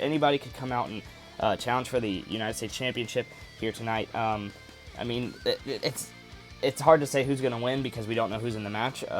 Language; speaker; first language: English; native; English